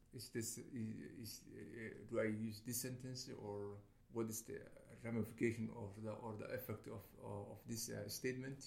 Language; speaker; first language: English; non-native, fluent; Somali